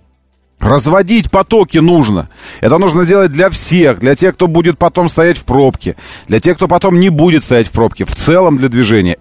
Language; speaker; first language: Russian; native; Russian